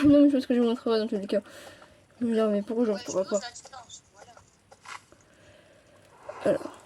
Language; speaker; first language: French; native; French